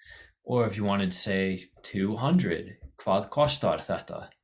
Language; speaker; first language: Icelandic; non-native, learner; English